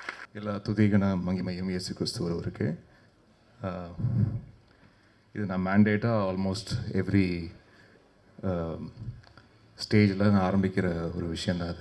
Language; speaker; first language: Tamil; native; Tamil